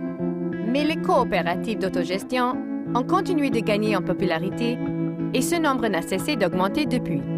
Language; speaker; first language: French; native; French